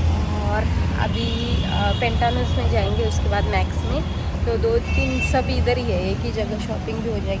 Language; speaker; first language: Hindi; native; Hindi